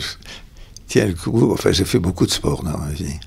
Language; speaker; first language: French; native; French